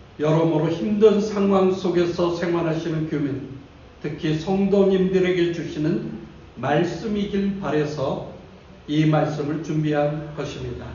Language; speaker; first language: Korean; native; Korean